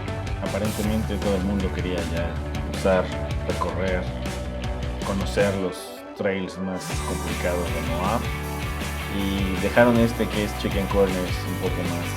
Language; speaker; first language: Spanish; native; Spanish